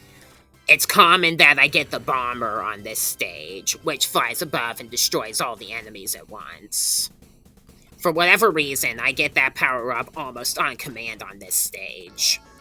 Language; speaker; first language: English; native; English